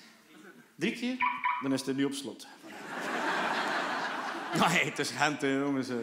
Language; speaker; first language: Dutch; native; Dutch